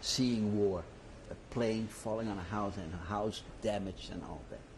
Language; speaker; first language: English; non-native, fluent; Dutch